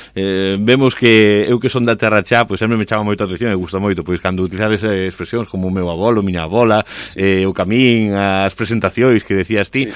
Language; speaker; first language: Galician; native; Galician